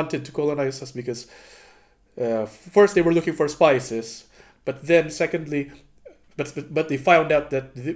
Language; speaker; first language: English; non-native, local second language; Filipino